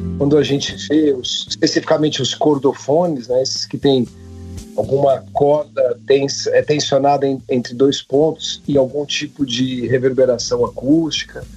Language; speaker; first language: Portuguese; native; Portuguese